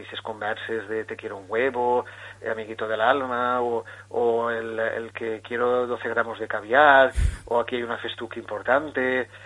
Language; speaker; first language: Spanish; non-native, local second language; Catalan